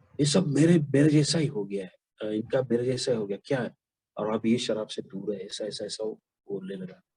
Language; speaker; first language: Hindi; non-native, local second language; Marathi